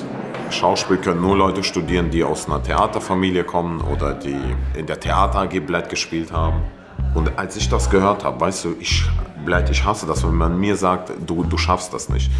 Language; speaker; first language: German; early bilingual, other home language; Russian